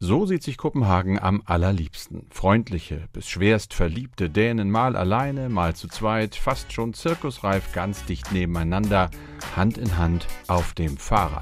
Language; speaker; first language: German; native; German